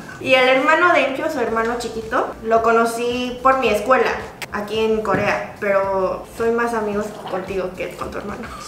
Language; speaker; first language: Spanish; early bilingual, other home language; Korean